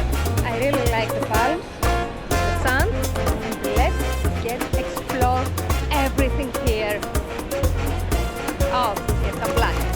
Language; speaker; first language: English; non-native, learner; Greek